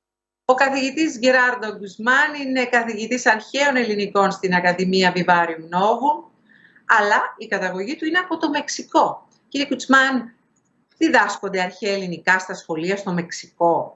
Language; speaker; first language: Greek; native; Greek